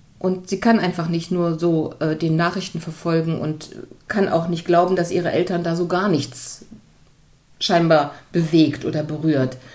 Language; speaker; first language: German; native; German